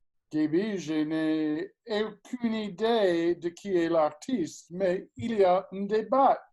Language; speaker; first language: French; non-native, learner; English